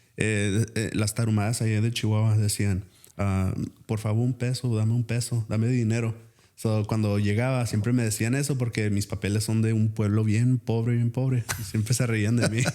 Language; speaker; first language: Spanish; early bilingual, heritage; Spanish